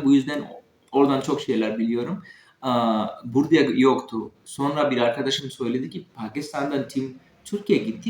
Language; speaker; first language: Turkish; non-native, fluent; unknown